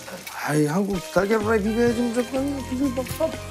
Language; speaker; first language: Korean; native; Korean